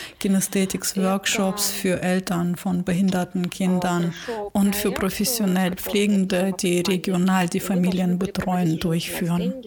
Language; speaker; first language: German; non-native, fluent; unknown